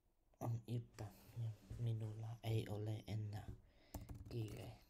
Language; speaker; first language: Finnish; non-native, learner; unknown